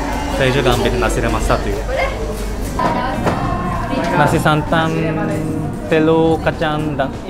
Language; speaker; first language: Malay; non-native, learner; Japanese